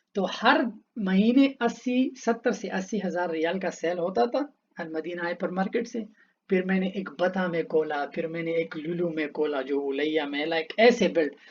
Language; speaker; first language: Urdu; non-native, local second language; Pashto